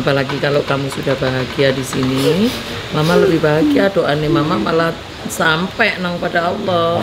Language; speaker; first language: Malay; non-native, local second language; Javanese